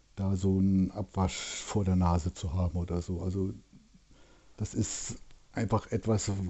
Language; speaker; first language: German; native; German